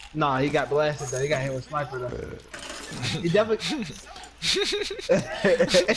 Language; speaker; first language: English; native; English